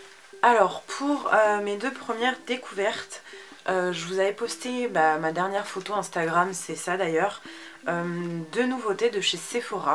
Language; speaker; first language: French; native; French